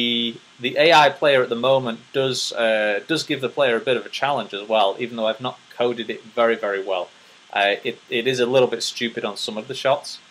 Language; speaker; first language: English; native; English